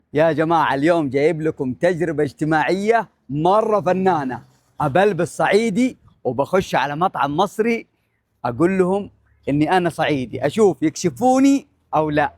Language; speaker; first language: Arabic; native; Arabic